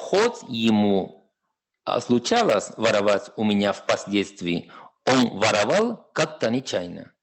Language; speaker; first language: Russian; non-native, fluent; Spanish